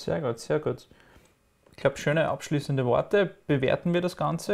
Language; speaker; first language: German; native; German